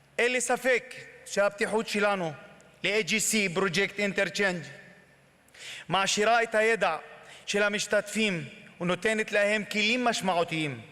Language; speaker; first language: Hebrew; non-native, local second language; Arabic